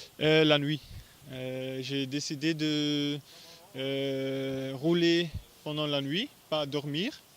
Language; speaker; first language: French; non-native, fluent; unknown